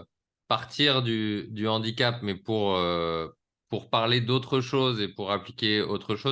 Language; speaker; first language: French; native; French